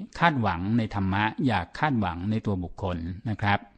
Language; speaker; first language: Thai; native; Thai